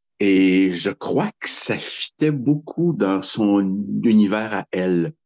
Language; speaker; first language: French; native; French